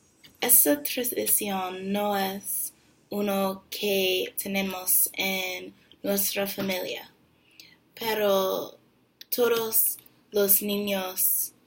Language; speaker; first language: Spanish; non-native, learner; English